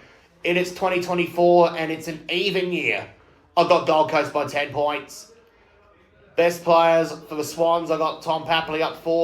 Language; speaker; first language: English; native; English